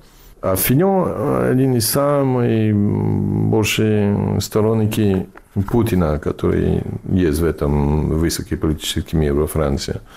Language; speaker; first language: Russian; non-native, fluent; English